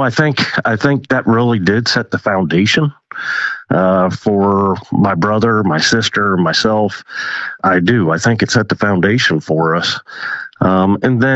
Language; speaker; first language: English; native; English